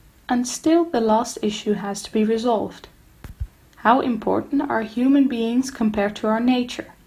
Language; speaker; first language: English; non-native, fluent; Dutch